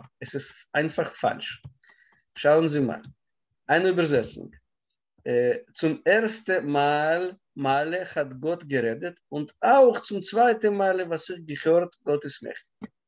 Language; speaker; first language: German; non-native, fluent; Russian